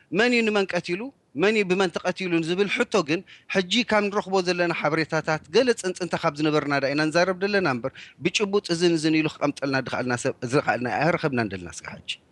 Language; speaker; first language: Tigrinya; native; Tigrinya